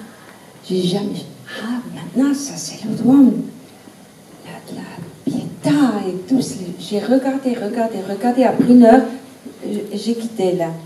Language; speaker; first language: French; non-native, learner; German